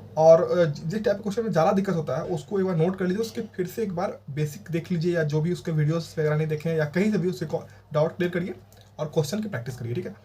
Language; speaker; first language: Hindi; native; Hindi